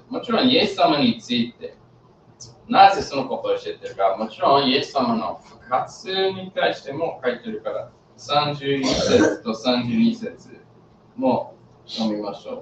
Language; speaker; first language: Japanese; non-native, fluent; English